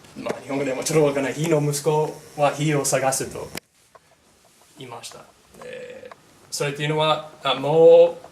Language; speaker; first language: Japanese; non-native, learner; English